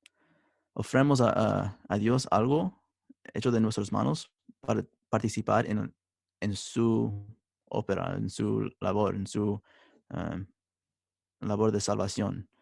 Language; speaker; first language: Spanish; early bilingual, heritage; Spanish